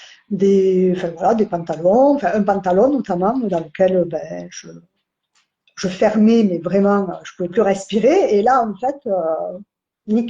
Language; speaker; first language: French; native; French